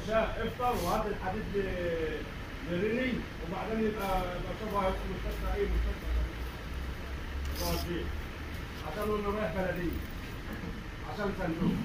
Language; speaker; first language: Arabic; non-native, learner; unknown